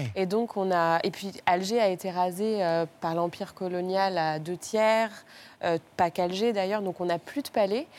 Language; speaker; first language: French; non-native, local second language; Arabic